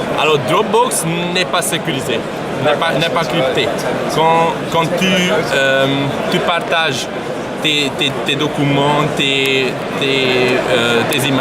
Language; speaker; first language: French; non-native, learner; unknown